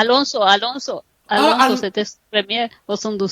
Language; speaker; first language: French; non-native, fluent; Spanish